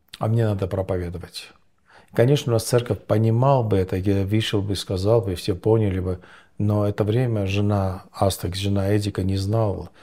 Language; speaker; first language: Russian; non-native, local second language; Georgian